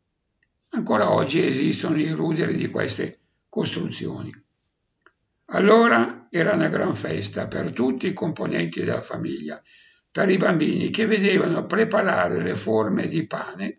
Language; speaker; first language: Italian; native; Italian